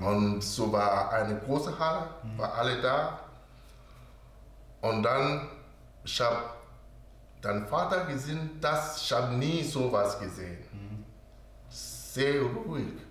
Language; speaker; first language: German; non-native, learner; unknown